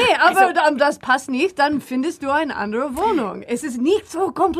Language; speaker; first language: German; non-native, learner; English